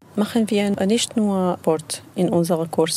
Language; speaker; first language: German; non-native, learner; Arabic